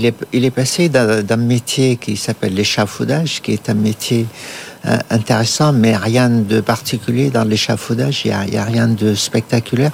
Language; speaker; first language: French; non-native, fluent; Arabic